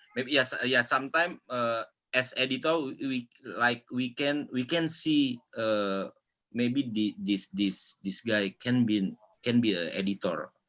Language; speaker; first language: English; non-native, local second language; Indonesian